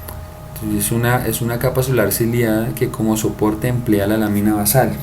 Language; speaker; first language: Spanish; native; Spanish